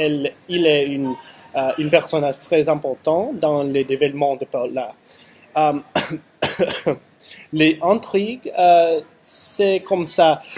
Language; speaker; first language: French; non-native, learner; English